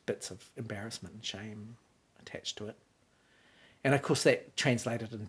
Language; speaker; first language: English; native; English